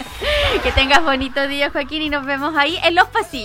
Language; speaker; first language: Spanish; native; Spanish